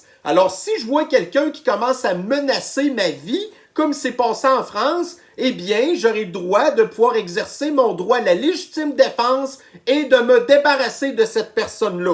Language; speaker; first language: French; native; French